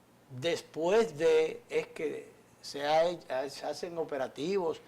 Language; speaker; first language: Spanish; native; Spanish